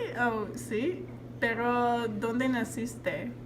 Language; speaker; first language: Spanish; non-native, learner; English